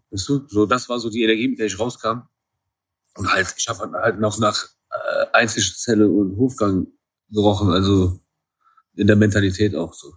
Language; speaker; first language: German; early bilingual, other home language; Kurdish